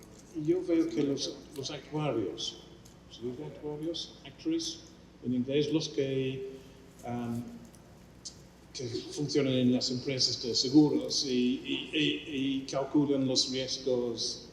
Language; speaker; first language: Spanish; non-native, fluent; English